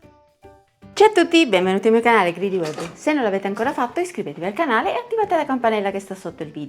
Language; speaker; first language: Italian; native; Italian